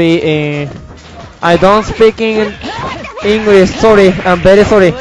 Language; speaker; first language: English; non-native, learner; Japanese